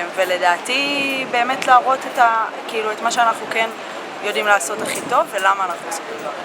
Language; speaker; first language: Hebrew; native; Hebrew